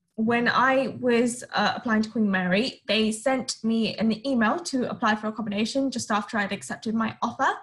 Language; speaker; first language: English; native; English